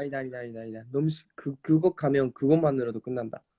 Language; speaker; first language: Korean; non-native, fluent; Japanese